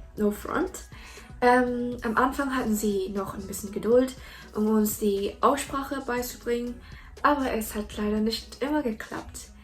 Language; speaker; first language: German; early bilingual, other home language; Vietnamese